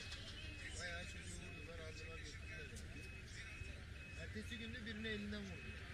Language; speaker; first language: Turkish; native; Turkish